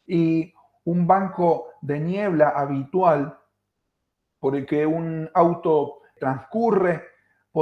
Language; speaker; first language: Spanish; native; Spanish